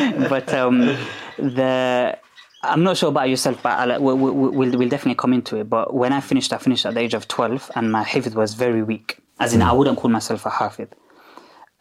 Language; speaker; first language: English; native; English